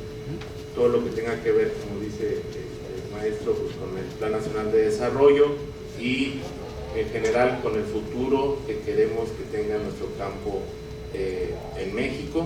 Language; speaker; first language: Spanish; native; Spanish